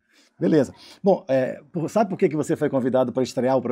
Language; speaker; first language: Portuguese; native; Portuguese